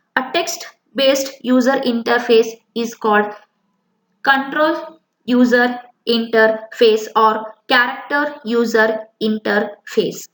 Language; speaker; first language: English; non-native, local second language; Kannada